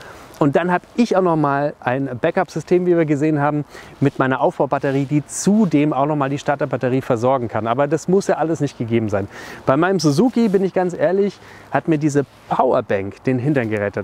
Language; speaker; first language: German; native; German